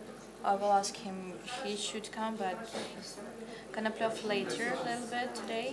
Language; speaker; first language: English; non-native, learner; Russian